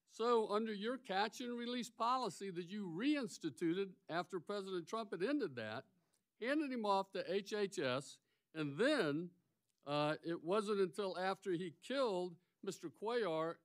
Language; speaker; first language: English; native; English